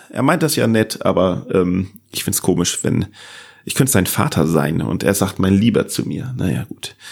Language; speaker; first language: German; native; German